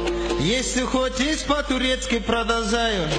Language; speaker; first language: Russian; non-native, local second language; Kyrgyz